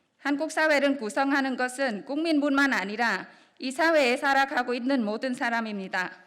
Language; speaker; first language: Korean; non-native, fluent; Vietnamese